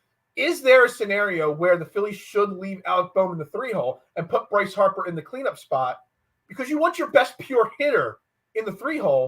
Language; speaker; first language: English; native; English